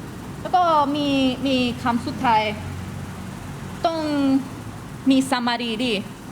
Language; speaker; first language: Thai; non-native, learner; English